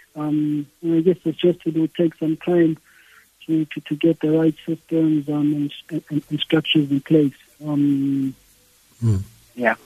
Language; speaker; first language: English; non-native, local second language; Xhosa